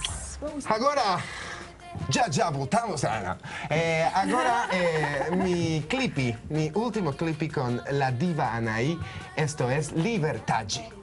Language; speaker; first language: Portuguese; non-native, learner; Spanish